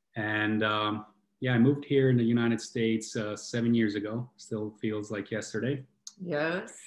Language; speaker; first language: English; non-native, fluent; Italian